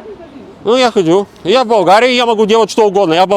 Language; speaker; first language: Russian; non-native, learner; Bulgarian